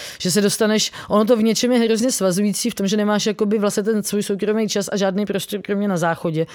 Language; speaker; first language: Czech; native; Czech